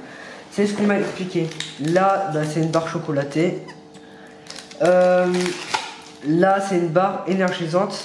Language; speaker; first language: French; native; French